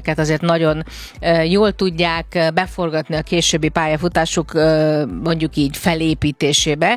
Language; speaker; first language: Hungarian; native; Hungarian